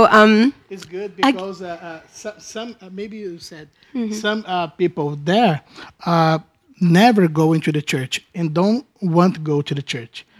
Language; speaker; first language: English; non-native, learner; Portuguese